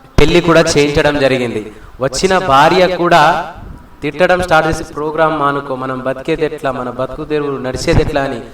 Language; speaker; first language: Telugu; non-native, local second language; Lambadi